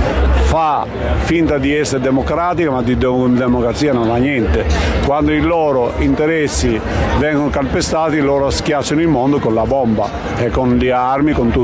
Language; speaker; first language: Italian; non-native, fluent; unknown